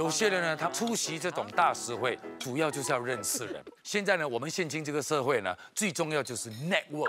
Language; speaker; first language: Chinese; native; Chinese